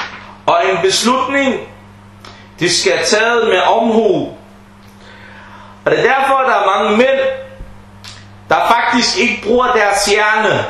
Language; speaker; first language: Danish; early bilingual, other home language; Arabic